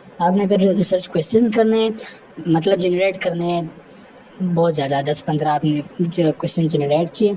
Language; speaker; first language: Urdu; non-native, local second language; Pashto